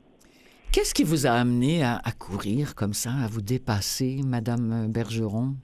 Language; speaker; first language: French; native; French